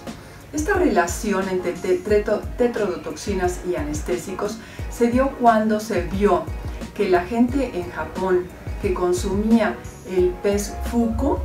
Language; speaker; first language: Spanish; native; Spanish